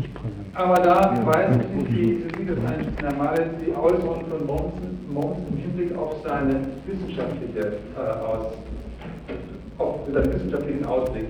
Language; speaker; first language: German; native; German